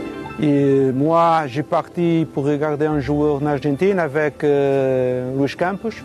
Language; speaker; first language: French; non-native, learner; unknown